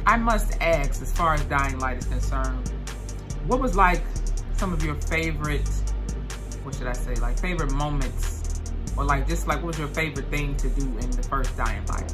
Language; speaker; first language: English; native; English